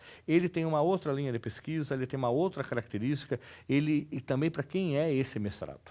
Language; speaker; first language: Portuguese; native; Portuguese